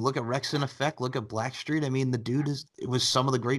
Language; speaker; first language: English; native; English